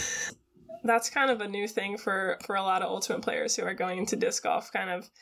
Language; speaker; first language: English; native; English